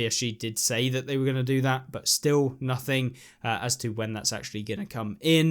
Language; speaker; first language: English; native; English